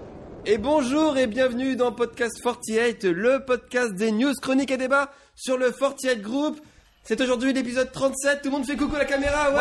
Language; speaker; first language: French; native; French